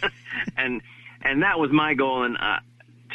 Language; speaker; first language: English; native; English